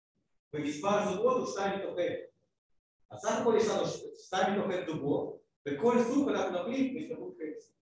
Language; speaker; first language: Hebrew; non-native, fluent; Russian